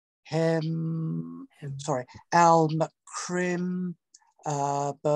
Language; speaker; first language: Hebrew; non-native, learner; English